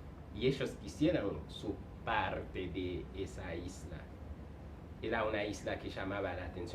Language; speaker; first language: Spanish; non-native, fluent; Haitian Creole